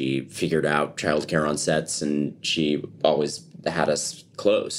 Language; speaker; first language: English; native; English